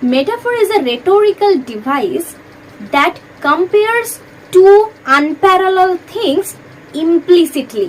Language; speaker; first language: English; non-native, local second language; Bangla